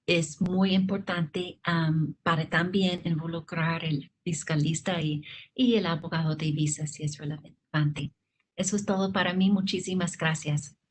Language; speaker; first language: Spanish; non-native, fluent; English